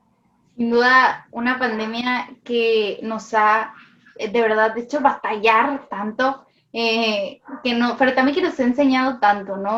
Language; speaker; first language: Spanish; native; Spanish